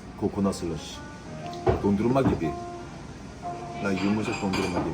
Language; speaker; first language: Turkish; non-native, learner; Korean